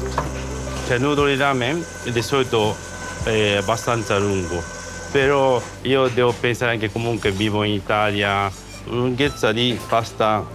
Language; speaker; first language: Italian; non-native, learner; Japanese